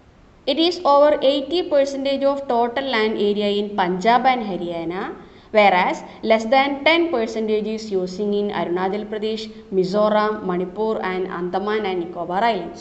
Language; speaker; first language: English; non-native, local second language; Malayalam